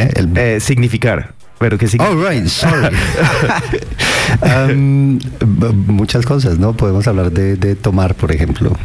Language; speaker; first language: Spanish; non-native, fluent; English